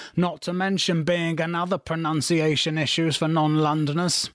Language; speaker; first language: English; native; English